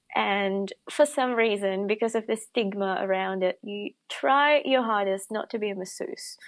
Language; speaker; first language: English; non-native, fluent; Indonesian